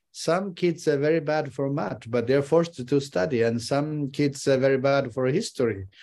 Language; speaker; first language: English; non-native, fluent; Chinese